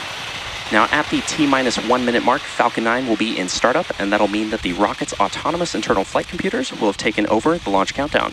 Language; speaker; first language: English; native; English